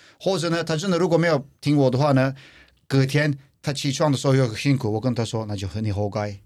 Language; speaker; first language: Chinese; non-native, fluent; Turkish